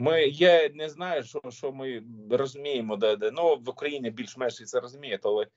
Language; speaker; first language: Ukrainian; non-native, learner; Swedish